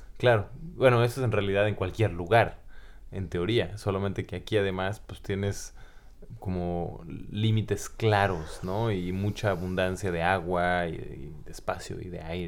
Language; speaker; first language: Spanish; native; Spanish